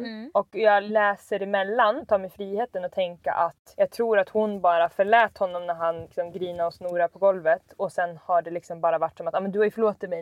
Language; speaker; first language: Swedish; native; Swedish